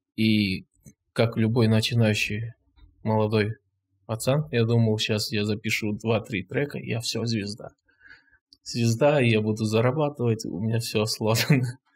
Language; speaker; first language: Russian; non-native, local second language; Kazakh